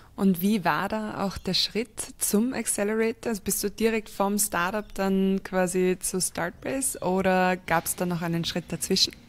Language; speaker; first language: German; native; German